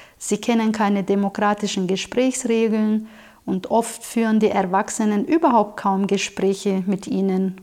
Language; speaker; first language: German; non-native, fluent; Turkish